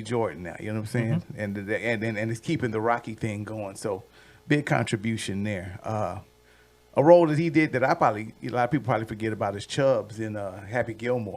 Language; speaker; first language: English; native; English